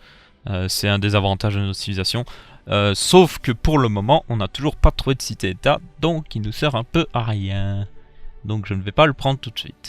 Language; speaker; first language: French; native; French